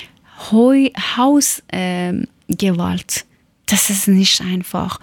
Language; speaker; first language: German; non-native, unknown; Persian